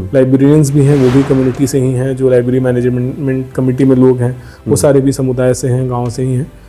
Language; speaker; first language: Hindi; native; Hindi